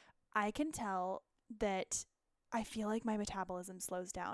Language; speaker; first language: English; native; English